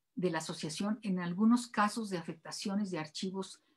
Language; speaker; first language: Spanish; native; Spanish